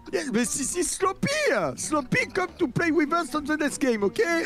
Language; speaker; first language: English; non-native, learner; French